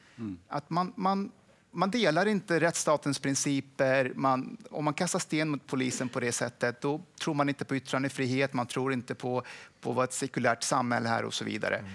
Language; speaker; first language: Swedish; early bilingual, other home language; Persian